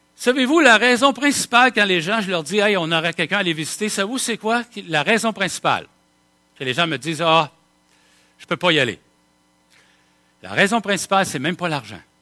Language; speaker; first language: French; native; French